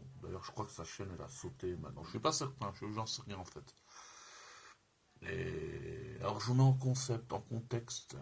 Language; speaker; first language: French; native; French